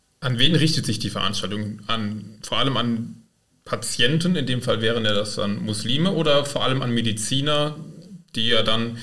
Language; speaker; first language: German; native; German